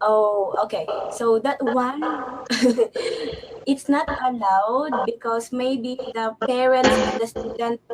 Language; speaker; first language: English; non-native, fluent; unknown